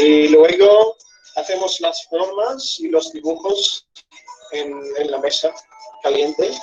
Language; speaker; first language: Spanish; non-native, fluent; English